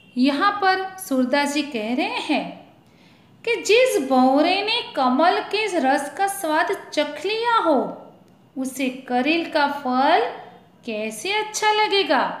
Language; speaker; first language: Hindi; non-native, local second language; Gujarati